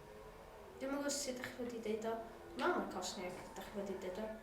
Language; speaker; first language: Welsh; non-native, local second language; English